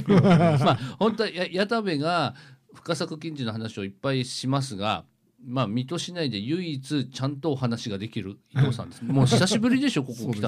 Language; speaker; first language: Japanese; native; Japanese